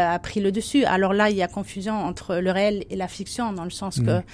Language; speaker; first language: French; non-native, fluent; German